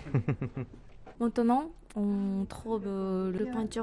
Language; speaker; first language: French; non-native, fluent; Japanese